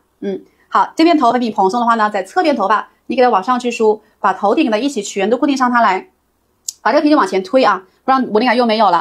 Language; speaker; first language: Chinese; native; Chinese